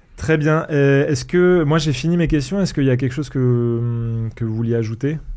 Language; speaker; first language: French; native; French